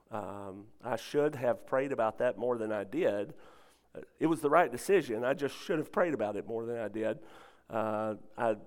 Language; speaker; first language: English; native; English